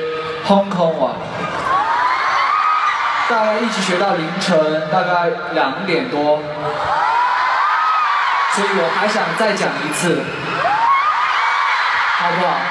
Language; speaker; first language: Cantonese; non-native, learner; Chinese